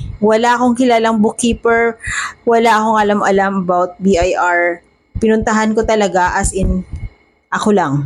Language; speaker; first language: Filipino; native; Filipino